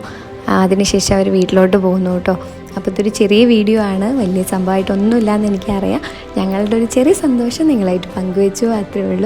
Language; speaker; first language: Malayalam; native; Malayalam